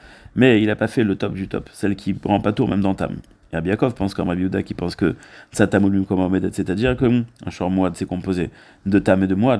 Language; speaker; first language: French; native; French